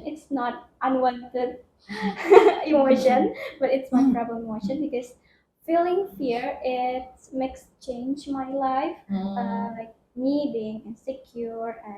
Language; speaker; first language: English; non-native, learner; Indonesian